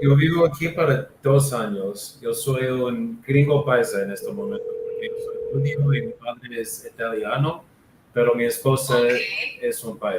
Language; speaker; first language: Spanish; non-native, learner; English